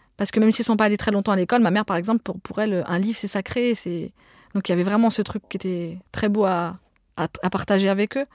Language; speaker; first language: French; early bilingual, other home language; Arabic